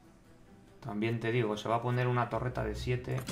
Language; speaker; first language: Spanish; native; Spanish